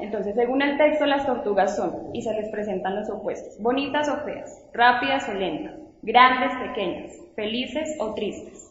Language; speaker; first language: Spanish; native; Spanish